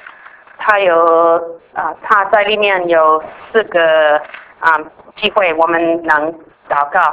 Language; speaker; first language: Chinese; non-native, fluent; English